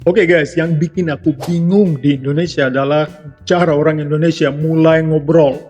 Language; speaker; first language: Indonesian; non-native, fluent; Russian